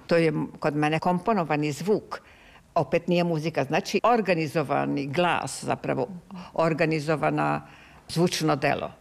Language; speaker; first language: Serbian; non-native, local second language; Hungarian